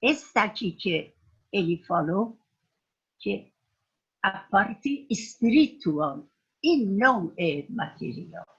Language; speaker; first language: Portuguese; non-native, fluent; Persian